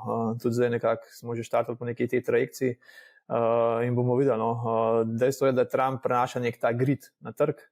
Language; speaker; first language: Slovenian; native; Slovenian